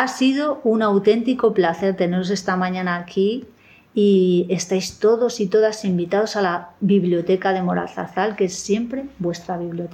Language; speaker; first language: Spanish; native; Spanish